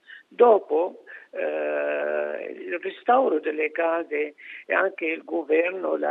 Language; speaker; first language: Italian; non-native, fluent; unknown